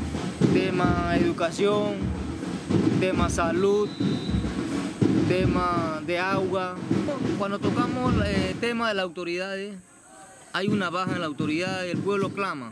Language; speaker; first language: Spanish; non-native, local second language; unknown